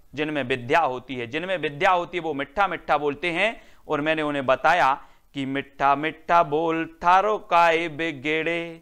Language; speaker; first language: Hindi; native; Hindi